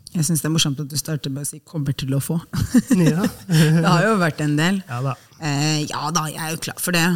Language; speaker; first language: Norwegian; native; Norwegian